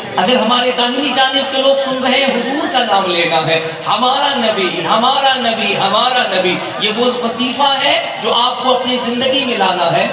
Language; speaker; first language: Urdu; native; Urdu